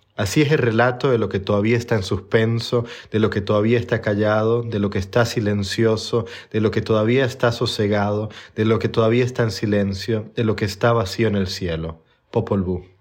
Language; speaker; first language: English; non-native, fluent; Spanish